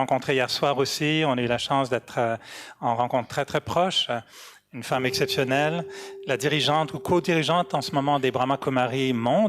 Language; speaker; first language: French; native; French